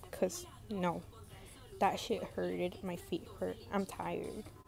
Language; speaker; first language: English; early bilingual, other home language; Spanish